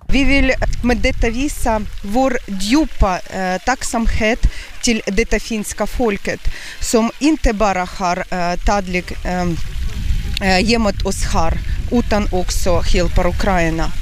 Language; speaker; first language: Swedish; non-native, learner; Ukrainian